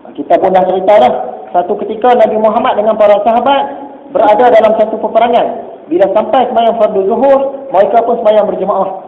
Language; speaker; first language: Malay; native; Malay